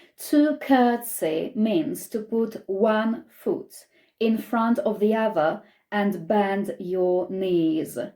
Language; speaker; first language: English; non-native, fluent; Polish